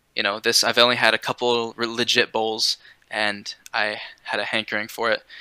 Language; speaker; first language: English; native; English